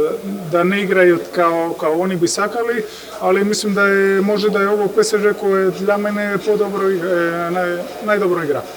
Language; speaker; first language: Macedonian; non-native, fluent; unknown